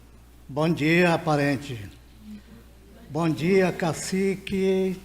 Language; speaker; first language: Portuguese; non-native, local second language; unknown